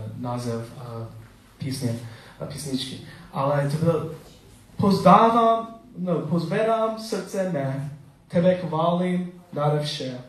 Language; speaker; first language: Czech; non-native, learner; English